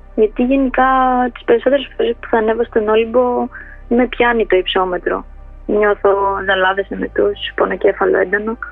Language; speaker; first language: Greek; early bilingual, other home language; Albanian